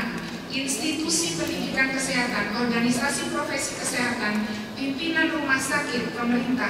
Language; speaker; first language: Indonesian; native; Indonesian